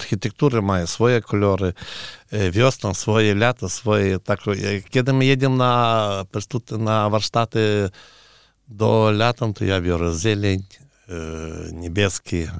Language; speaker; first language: Polish; non-native, learner; Ukrainian